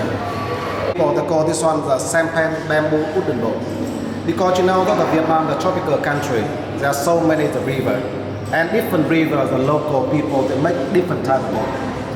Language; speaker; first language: English; non-native, fluent; Vietnamese